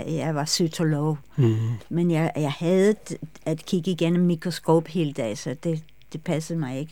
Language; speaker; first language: Danish; non-native, fluent; English